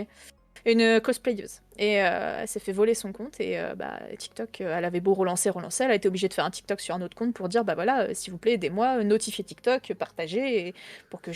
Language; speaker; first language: French; native; French